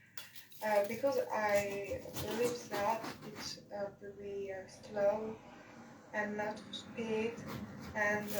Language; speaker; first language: English; non-native, learner; French